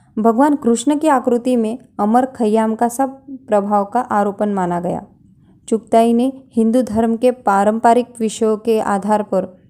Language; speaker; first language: Hindi; non-native, local second language; Marathi